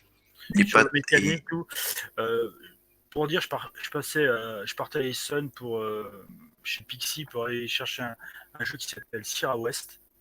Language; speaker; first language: French; native; French